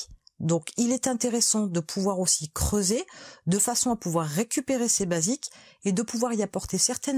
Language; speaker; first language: French; native; French